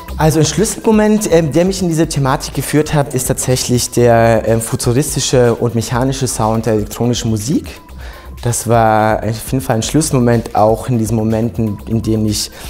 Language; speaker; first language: German; native; German